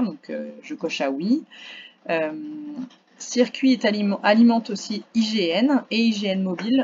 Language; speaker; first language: French; native; French